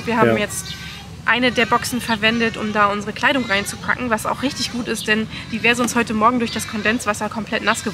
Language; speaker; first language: German; native; German